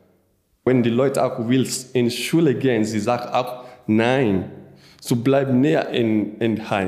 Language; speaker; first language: German; non-native, learner; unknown